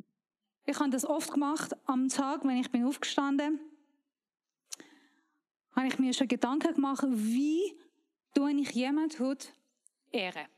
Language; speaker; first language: German; non-native, learner; Persian